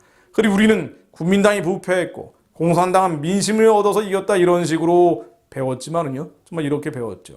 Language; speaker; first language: Korean; native; Korean